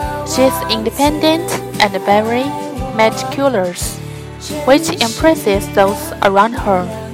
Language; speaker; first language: English; non-native, learner; Chinese